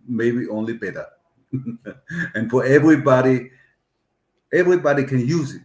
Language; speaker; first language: English; non-native, learner; German